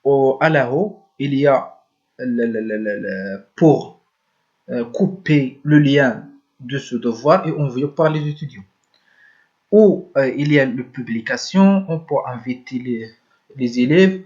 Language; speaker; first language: French; non-native, learner; Arabic